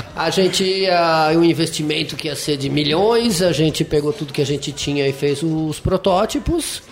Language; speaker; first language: Portuguese; non-native, fluent; French